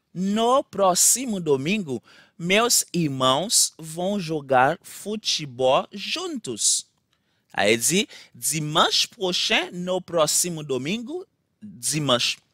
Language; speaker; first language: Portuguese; non-native, fluent; Haitian Creole